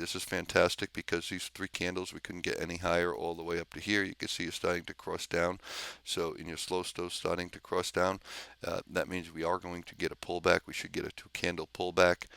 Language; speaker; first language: English; native; English